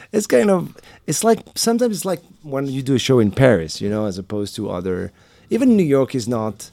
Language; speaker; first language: English; non-native, fluent; Arabic